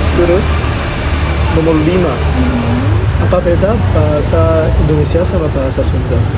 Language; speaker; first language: Indonesian; non-native, learner; Korean